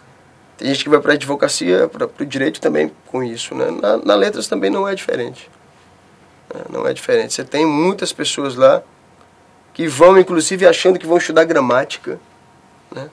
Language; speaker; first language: Portuguese; native; Portuguese